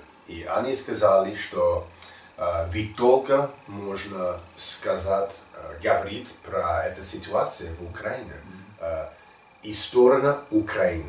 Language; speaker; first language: Russian; non-native, learner; English